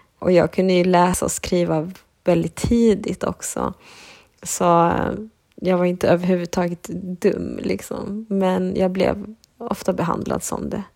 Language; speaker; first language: Swedish; early bilingual, other home language; Spanish